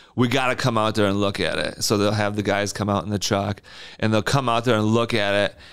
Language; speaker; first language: English; native; English